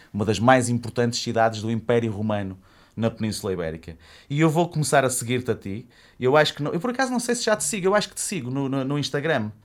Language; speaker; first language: Portuguese; native; Portuguese